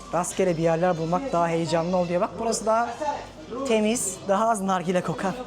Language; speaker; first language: Turkish; native; Turkish